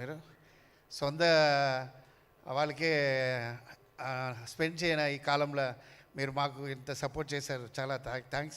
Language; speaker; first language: Telugu; non-native, learner; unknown